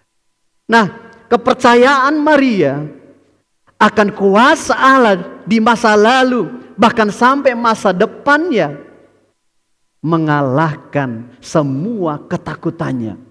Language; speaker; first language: Indonesian; native; Indonesian